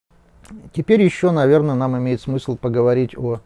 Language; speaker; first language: Russian; native; Russian